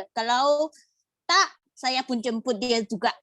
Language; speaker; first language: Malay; non-native, local second language; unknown